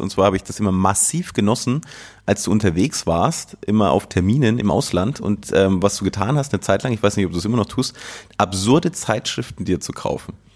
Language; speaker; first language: German; native; German